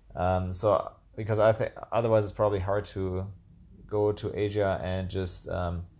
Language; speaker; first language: English; non-native, fluent; German